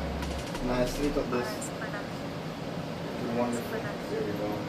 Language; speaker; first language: English; native; English